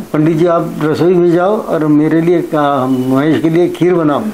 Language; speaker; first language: Hindi; non-native, local second language; Marathi